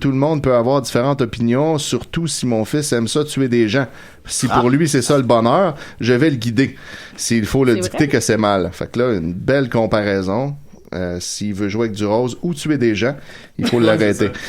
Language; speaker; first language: French; native; French